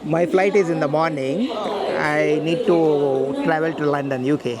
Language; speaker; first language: English; non-native, local second language; Telugu